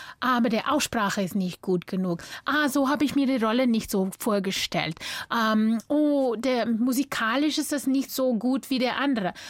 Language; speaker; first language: German; non-native, fluent; English